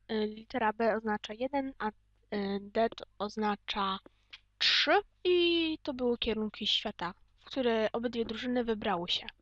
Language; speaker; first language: Polish; native; Polish